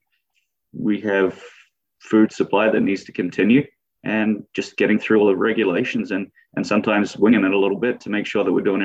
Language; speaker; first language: English; native; English